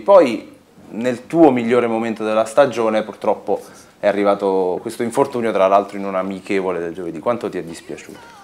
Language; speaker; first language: Italian; native; Italian